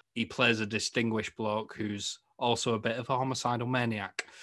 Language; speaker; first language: English; native; English